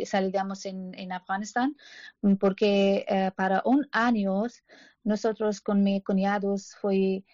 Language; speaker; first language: Spanish; non-native, learner; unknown